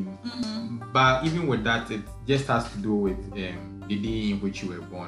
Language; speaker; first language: English; non-native, local second language; Akan